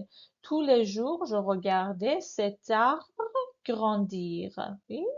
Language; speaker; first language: French; non-native, fluent; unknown